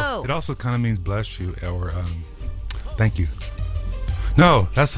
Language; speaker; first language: English; native; English